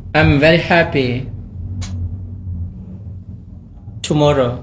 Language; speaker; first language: English; non-native, fluent; Indonesian